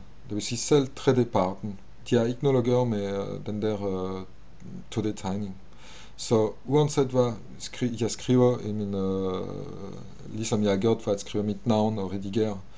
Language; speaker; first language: Danish; non-native, fluent; French